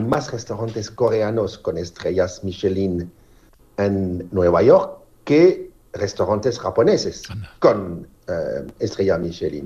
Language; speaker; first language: Spanish; non-native, learner; French